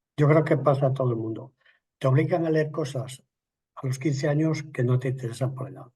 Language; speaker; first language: Spanish; native; Spanish